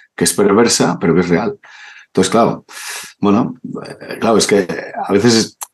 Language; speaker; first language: Spanish; native; Spanish